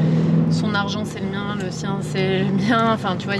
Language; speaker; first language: French; native; French